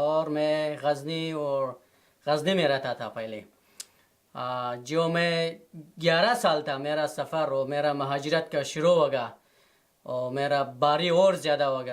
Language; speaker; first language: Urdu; non-native, learner; Persian